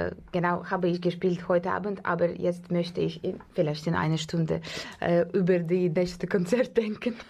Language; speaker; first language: German; non-native, learner; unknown